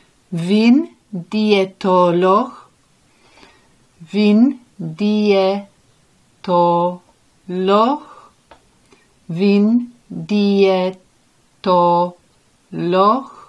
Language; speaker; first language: Ukrainian; non-native, learner; English